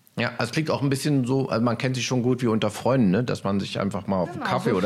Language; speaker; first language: German; native; German